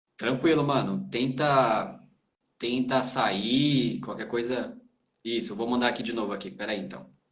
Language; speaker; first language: Portuguese; native; Portuguese